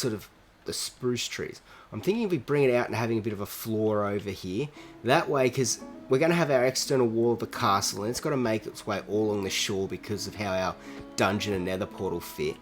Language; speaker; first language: English; native; English